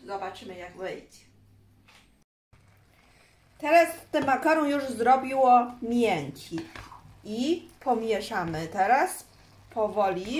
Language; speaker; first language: Polish; non-native, learner; Chinese